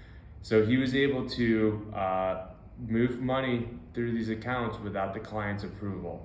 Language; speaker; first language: English; native; English